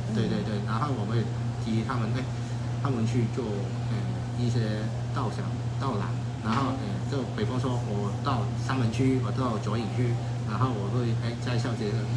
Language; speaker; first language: Chinese; non-native, fluent; Cantonese